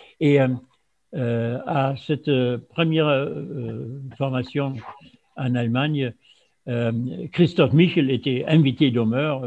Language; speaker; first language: French; non-native, fluent; German